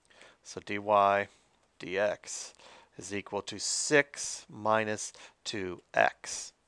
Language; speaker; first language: English; native; English